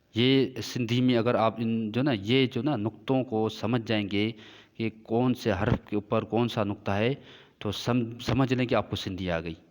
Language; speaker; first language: Urdu; non-native, local second language; Sindhi